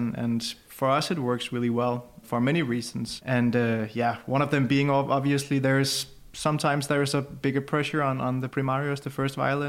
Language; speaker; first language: English; non-native, fluent; Danish